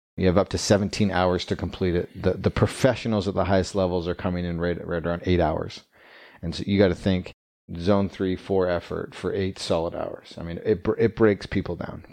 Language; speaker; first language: English; native; English